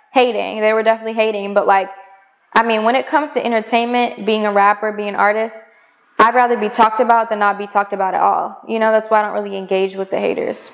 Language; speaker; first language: English; native; English